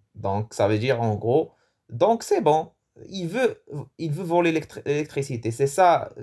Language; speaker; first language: French; non-native, local second language; Arabic